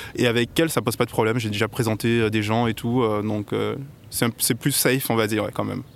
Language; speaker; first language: French; native; French